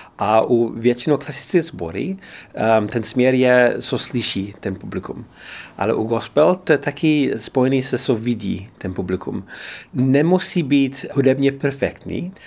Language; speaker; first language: Czech; non-native, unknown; English